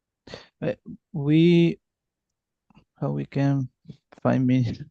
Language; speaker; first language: English; non-native, learner; Spanish